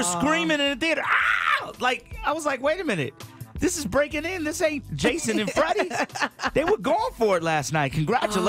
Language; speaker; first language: English; native; English